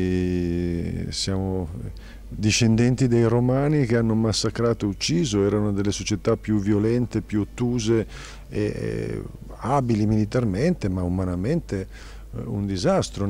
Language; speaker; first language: Italian; native; Italian